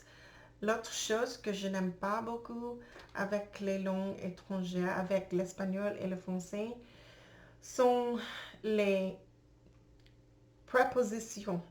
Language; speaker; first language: French; non-native, learner; English